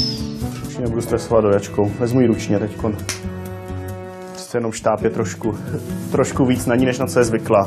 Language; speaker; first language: Czech; native; Czech